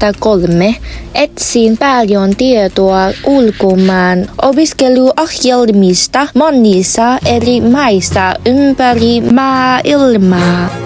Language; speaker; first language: Finnish; non-native, learner; Vietnamese